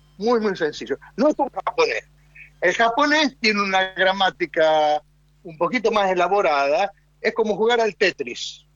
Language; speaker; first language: Spanish; native; Spanish